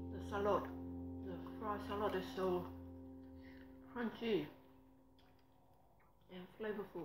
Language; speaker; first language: English; non-native, fluent; Vietnamese